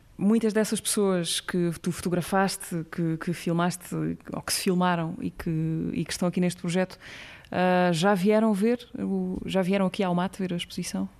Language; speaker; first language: Portuguese; native; Portuguese